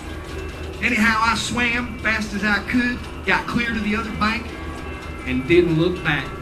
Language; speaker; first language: English; native; English